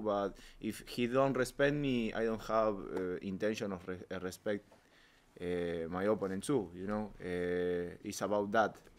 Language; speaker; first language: English; non-native, learner; Spanish